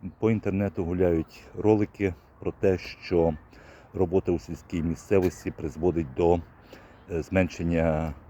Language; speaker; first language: Ukrainian; native; Ukrainian